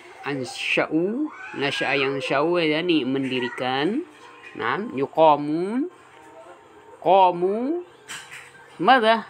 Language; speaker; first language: Arabic; non-native, fluent; Indonesian